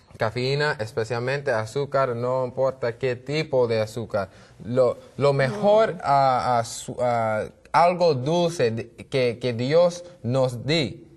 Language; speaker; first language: Spanish; non-native, learner; English